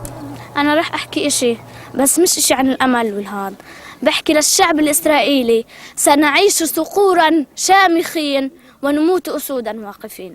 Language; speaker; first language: Arabic; native; Arabic